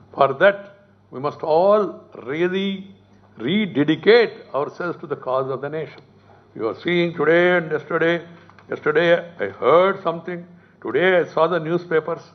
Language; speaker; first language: English; non-native, local second language; Telugu